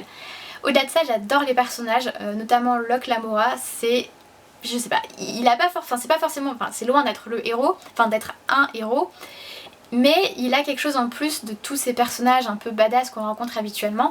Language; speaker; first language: French; native; French